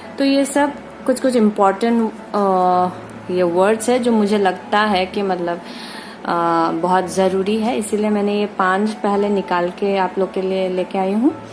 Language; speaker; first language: Hindi; non-native, local second language; Manipuri